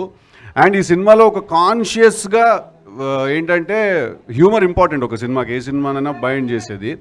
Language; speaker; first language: Telugu; native; Telugu